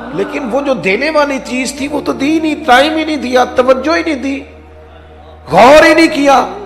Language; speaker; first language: Urdu; non-native, local second language; Punjabi